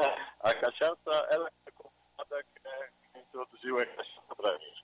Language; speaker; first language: Portuguese; non-native, learner; Polish